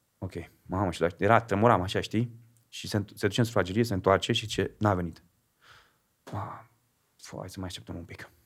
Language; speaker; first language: Romanian; native; Romanian